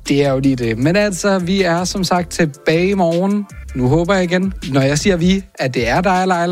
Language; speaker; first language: Danish; native; Danish